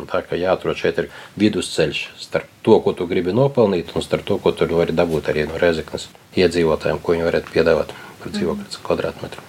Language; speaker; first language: Latvian; native; Latvian